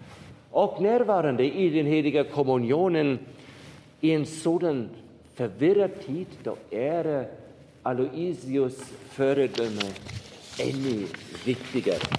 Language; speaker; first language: Swedish; non-native, fluent; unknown